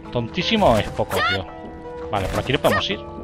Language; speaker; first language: Spanish; native; Spanish